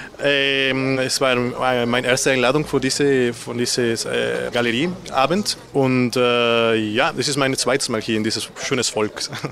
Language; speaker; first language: German; non-native, learner; Spanish